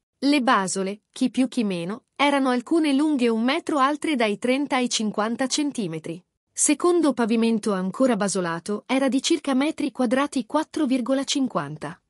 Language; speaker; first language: Italian; native; Italian